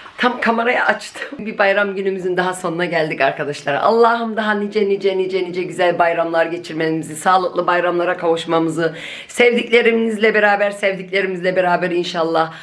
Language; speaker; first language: Turkish; early bilingual, heritage; Turkish